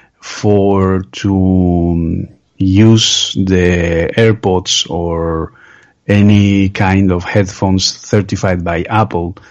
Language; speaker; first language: English; non-native, learner; Spanish